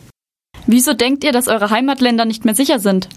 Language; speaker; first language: German; native; German